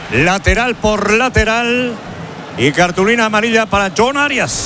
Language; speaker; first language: Spanish; native; Spanish